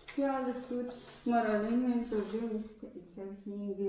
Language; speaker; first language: Dutch; non-native, learner; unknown